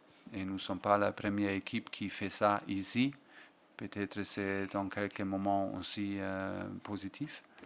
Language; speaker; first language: French; non-native, fluent; German